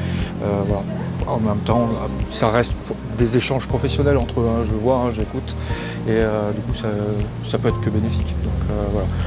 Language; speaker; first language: French; native; French